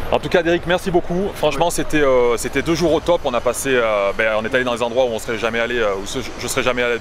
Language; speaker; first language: French; native; French